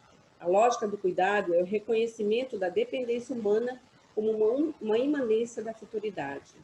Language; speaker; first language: Portuguese; native; Portuguese